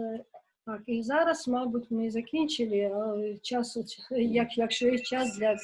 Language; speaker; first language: Ukrainian; non-native, local second language; Russian